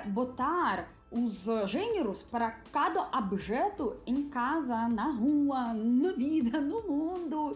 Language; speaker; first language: Portuguese; non-native, fluent; Russian